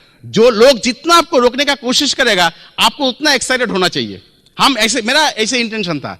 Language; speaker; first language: Hindi; non-native, local second language; Bangla